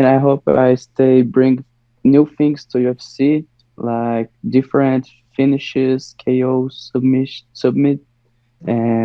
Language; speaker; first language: English; non-native, learner; Portuguese